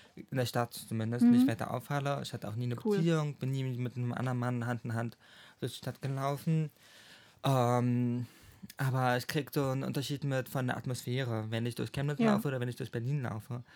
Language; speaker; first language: German; native; German